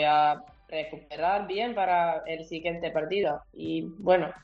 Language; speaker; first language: Spanish; non-native, learner; Finnish